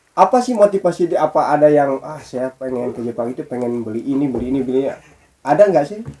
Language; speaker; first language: Indonesian; native; Indonesian